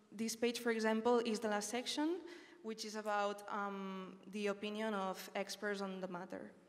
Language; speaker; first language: English; non-native, fluent; Spanish